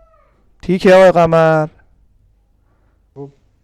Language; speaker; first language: Persian; non-native, fluent; Urdu